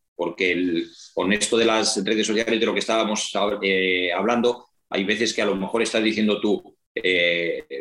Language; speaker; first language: Spanish; native; Spanish